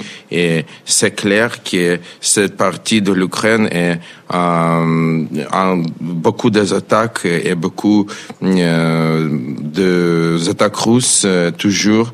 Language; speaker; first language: French; non-native, fluent; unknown